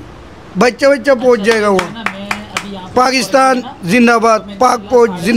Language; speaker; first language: Hindi; non-native, local second language; Bangla